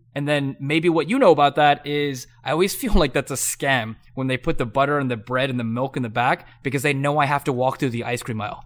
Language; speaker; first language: English; native; English